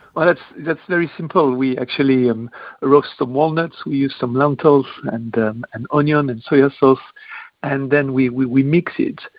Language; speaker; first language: English; non-native, fluent; French